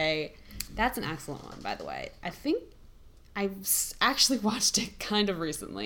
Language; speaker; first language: English; native; English